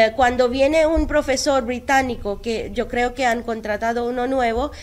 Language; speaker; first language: Spanish; non-native, fluent; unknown